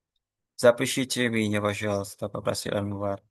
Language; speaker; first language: Russian; non-native, fluent; Indonesian